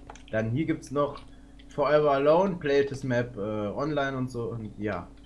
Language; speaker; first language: German; native; German